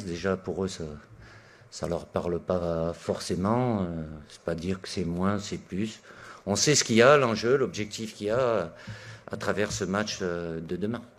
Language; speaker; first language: French; native; French